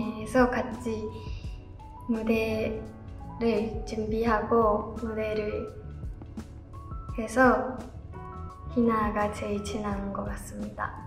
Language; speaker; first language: Korean; non-native, learner; Japanese